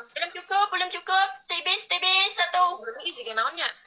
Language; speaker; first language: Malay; non-native, learner; Vietnamese